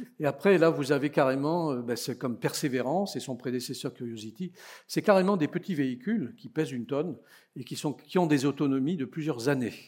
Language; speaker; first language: French; native; French